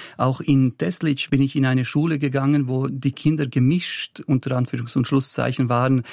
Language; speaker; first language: German; early bilingual, other home language; Bosnian